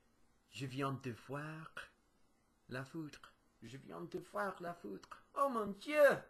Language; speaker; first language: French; non-native, learner; English